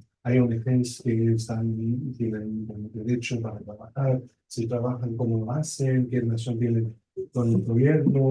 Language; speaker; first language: Spanish; non-native, fluent; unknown